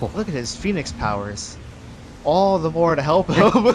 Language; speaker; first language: English; native; English